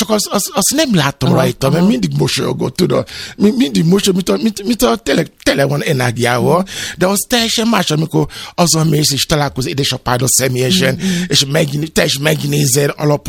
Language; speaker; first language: Hungarian; non-native, fluent; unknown